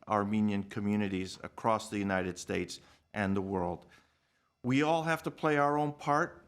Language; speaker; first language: English; early bilingual, other home language; Armenian